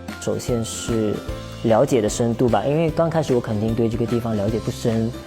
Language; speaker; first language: Chinese; early bilingual, heritage; Chinese